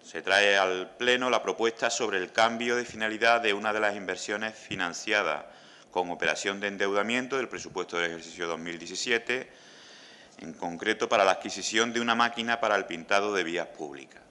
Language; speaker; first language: Spanish; native; Spanish